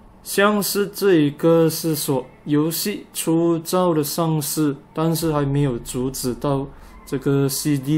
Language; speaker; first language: Chinese; native; Chinese